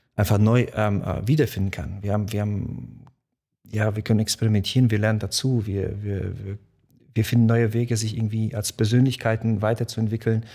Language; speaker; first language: German; early bilingual, other home language; Polish